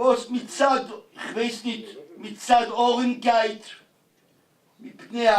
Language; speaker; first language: Hebrew; non-native, fluent; Yiddish